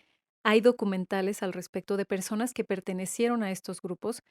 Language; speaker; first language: Spanish; native; Spanish